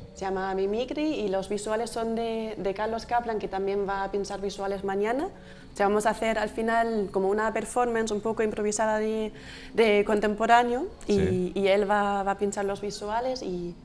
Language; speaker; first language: Spanish; non-native, fluent; German